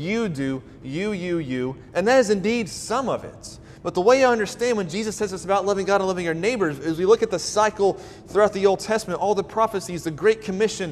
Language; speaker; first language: English; native; English